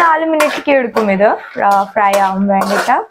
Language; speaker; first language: Malayalam; non-native, learner; Kannada